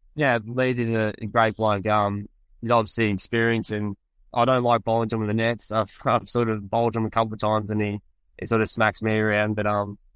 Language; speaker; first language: English; native; English